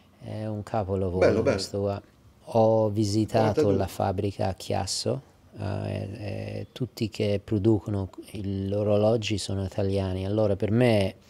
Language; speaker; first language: Italian; early bilingual, heritage; English